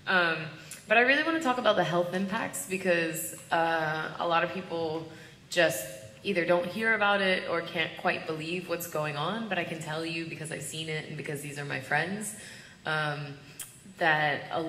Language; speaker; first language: English; native; English